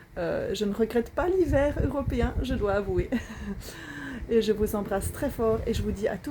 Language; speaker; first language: French; native; French